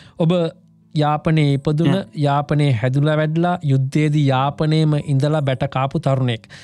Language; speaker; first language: Sinhala; native; Sinhala